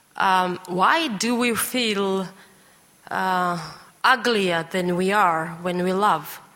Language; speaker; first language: English; non-native, fluent; Georgian